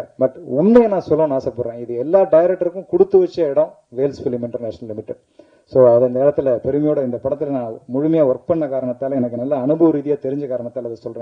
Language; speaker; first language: Tamil; native; Tamil